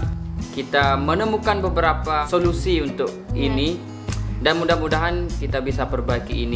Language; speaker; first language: Indonesian; non-native, local second language; Sasak